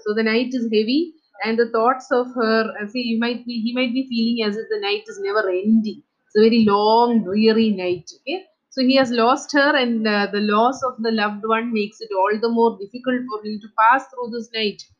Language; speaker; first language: English; non-native, local second language; Malayalam